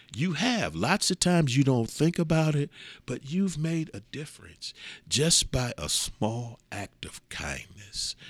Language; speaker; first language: English; native; English